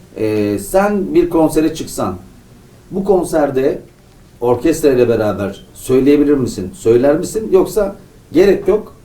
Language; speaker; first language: Turkish; native; Turkish